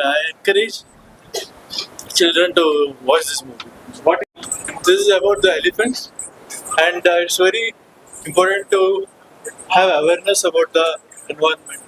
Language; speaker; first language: English; non-native, local second language; Kannada